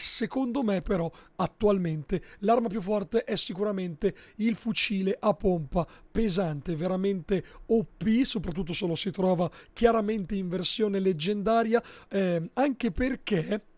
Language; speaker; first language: Italian; native; Italian